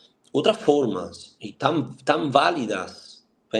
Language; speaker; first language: Portuguese; non-native, fluent; Spanish